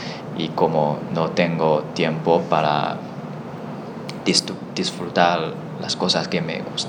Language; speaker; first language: Spanish; non-native, learner; Chinese